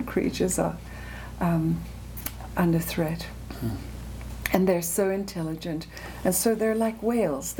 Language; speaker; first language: English; native; English